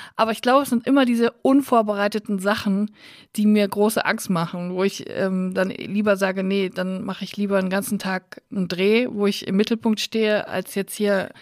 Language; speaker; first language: German; native; German